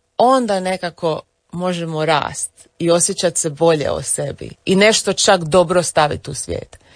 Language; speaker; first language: Croatian; early bilingual, heritage; English